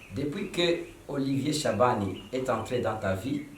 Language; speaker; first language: French; non-native, local second language; Swahili